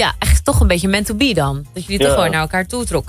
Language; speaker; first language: Dutch; native; Dutch